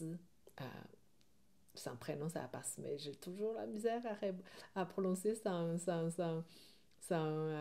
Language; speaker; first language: French; non-native, learner; Chinese